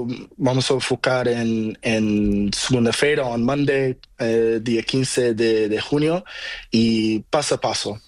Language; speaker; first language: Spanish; non-native, learner; Portuguese